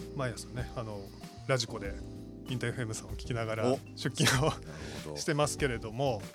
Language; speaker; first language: Japanese; native; Japanese